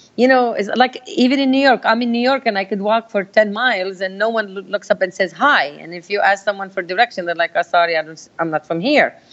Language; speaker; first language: English; non-native, fluent; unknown